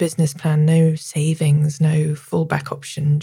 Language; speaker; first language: English; native; English